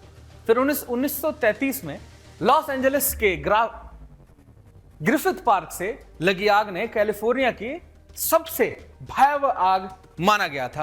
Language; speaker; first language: Hindi; native; Hindi